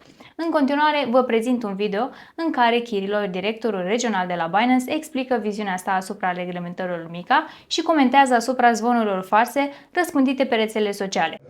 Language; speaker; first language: Romanian; native; Romanian